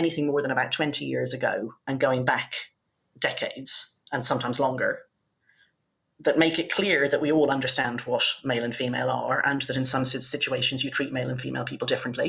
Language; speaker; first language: English; native; English